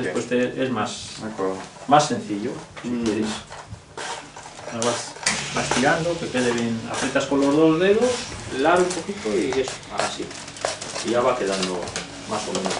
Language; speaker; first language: Spanish; native; Spanish